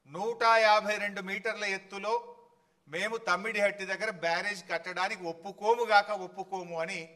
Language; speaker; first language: Telugu; native; Telugu